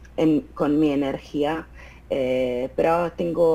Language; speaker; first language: Spanish; non-native, fluent; Italian